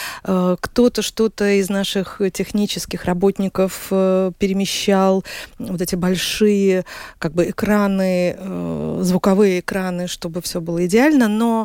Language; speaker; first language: Russian; native; Russian